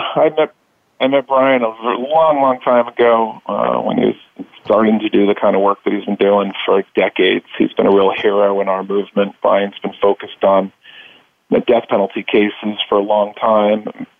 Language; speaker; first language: English; native; English